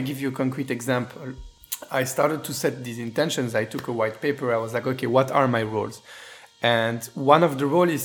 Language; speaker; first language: English; non-native, fluent; French